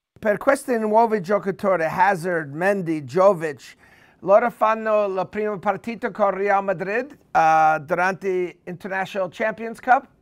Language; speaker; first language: Italian; non-native, learner; English